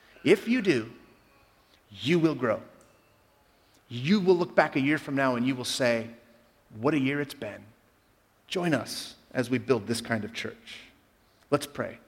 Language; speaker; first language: English; native; English